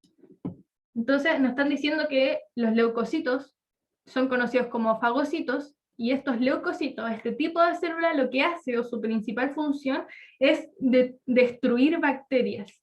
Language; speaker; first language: Spanish; native; Spanish